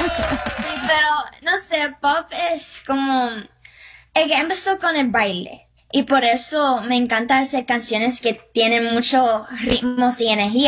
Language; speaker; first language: Spanish; early bilingual, heritage; Spanish